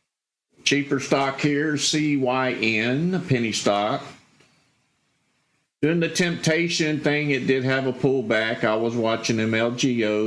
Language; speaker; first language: English; native; English